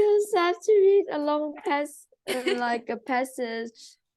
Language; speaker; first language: English; non-native, learner; Vietnamese